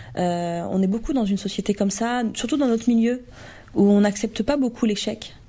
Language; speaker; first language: French; native; French